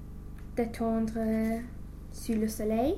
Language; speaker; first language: French; non-native, learner; English